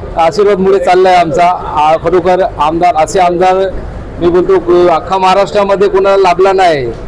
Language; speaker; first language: Marathi; non-native, local second language; Urdu